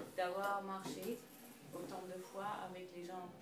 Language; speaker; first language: French; non-native, fluent; Dutch